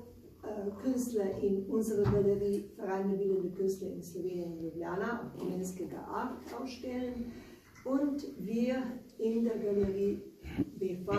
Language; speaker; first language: German; non-native, learner; Slovenian